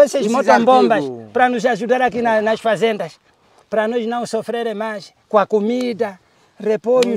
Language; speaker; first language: Portuguese; non-native, local second language; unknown